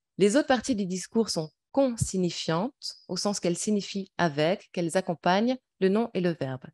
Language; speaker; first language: French; native; French